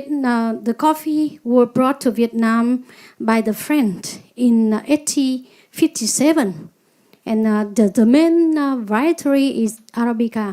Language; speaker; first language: English; non-native, learner; Vietnamese